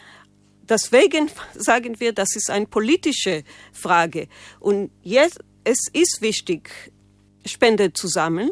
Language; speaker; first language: German; non-native, fluent; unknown